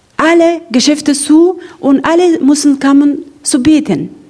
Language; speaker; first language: German; non-native, learner; Persian